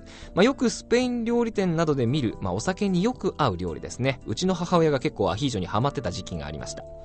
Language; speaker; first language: Japanese; native; Japanese